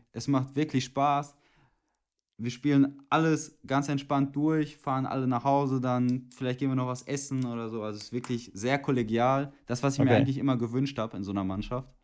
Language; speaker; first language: German; native; German